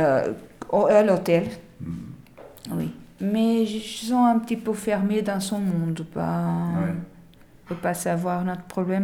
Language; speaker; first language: French; non-native, learner; Portuguese